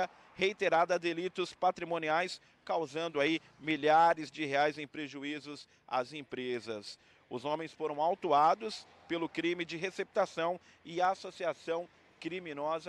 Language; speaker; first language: Portuguese; native; Portuguese